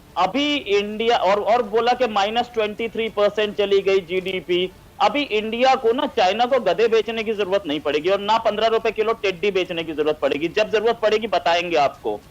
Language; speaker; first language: Hindi; native; Hindi